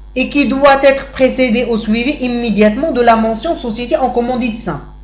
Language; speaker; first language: French; non-native, local second language; Arabic